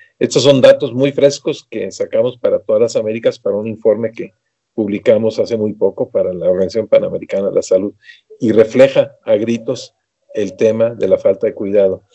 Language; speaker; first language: Spanish; native; Spanish